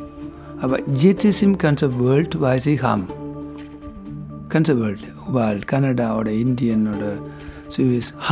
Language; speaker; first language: German; non-native, learner; Tamil